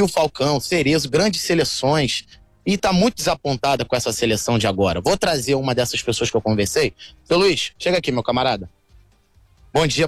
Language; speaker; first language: Portuguese; native; Portuguese